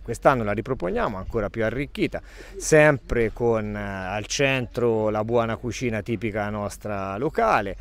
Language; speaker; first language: Italian; native; Italian